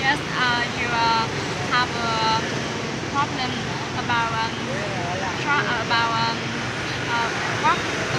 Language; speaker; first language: English; non-native, learner; Vietnamese